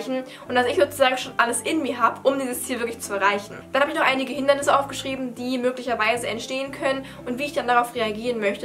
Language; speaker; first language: German; native; German